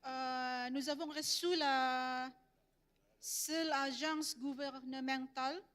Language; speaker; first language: French; non-native, fluent; Indonesian